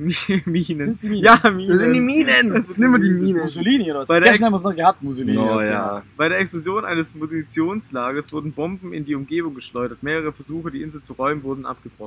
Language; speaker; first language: German; native; German